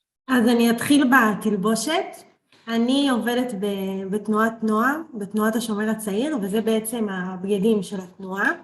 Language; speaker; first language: Hebrew; early bilingual, other home language; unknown